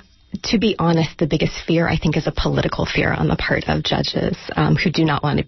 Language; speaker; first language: English; native; English